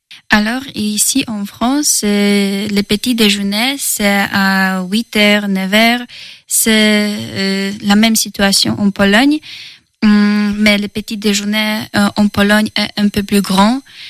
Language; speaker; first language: French; non-native, fluent; Polish